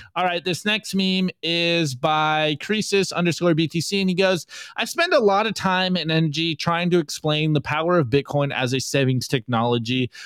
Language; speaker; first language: English; native; English